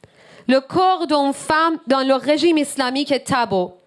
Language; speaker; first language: French; non-native, learner; Persian